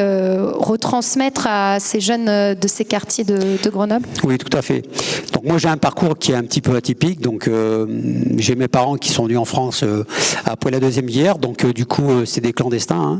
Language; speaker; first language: French; native; French